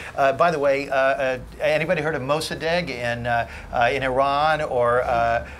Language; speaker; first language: English; native; English